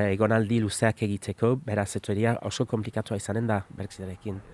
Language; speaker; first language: Basque; non-native, fluent; English